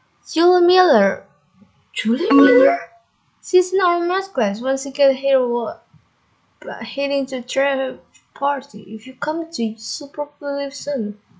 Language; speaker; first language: English; non-native, learner; Indonesian